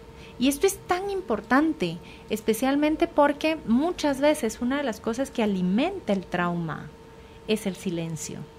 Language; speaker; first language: Spanish; native; Spanish